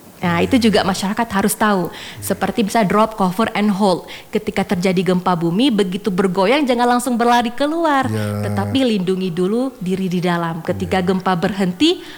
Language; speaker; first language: Indonesian; native; Indonesian